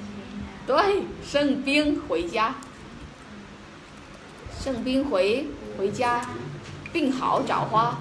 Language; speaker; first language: Chinese; non-native, fluent; Vietnamese